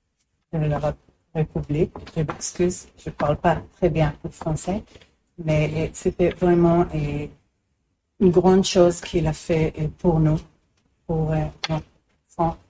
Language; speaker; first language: French; non-native, learner; Hebrew